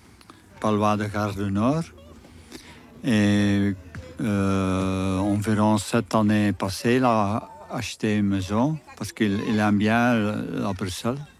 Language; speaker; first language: French; non-native, local second language; Dutch